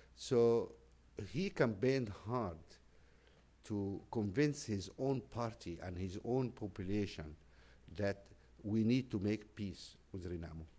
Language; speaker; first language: English; non-native, fluent; Arabic